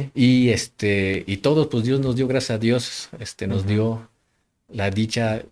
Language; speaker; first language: Spanish; native; Spanish